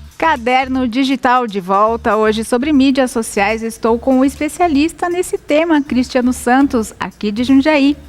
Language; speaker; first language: Portuguese; native; Portuguese